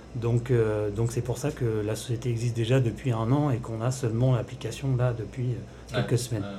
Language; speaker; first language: French; native; French